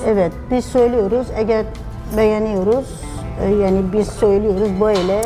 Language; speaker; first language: Turkish; non-native, learner; Persian